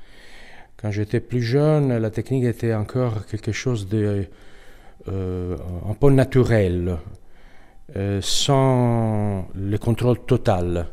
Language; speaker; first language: French; non-native, learner; Italian